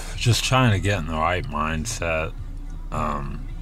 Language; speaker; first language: English; native; English